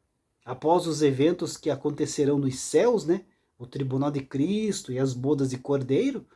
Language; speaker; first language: Portuguese; native; Portuguese